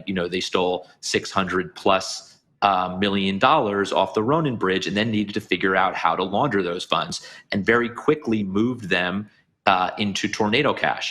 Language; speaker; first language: English; native; English